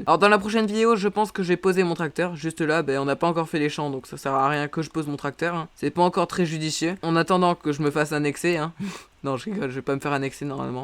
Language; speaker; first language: French; native; French